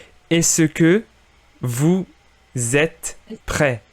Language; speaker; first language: French; native; French